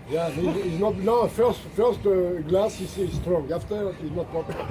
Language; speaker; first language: English; non-native, learner; French